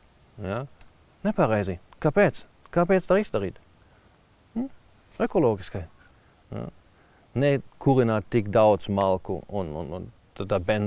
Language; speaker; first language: Latvian; non-native, learner; German